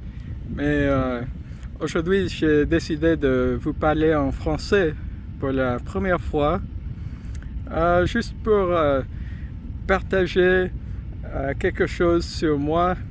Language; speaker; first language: French; non-native, fluent; English